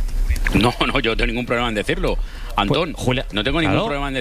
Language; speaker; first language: Spanish; native; Spanish